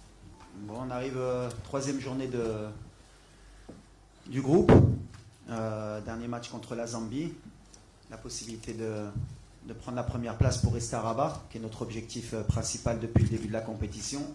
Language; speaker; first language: French; native; French